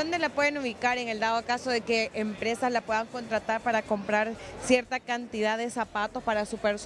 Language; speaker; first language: Spanish; native; Spanish